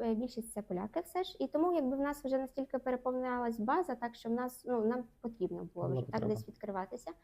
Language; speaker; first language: Ukrainian; non-native, local second language; Russian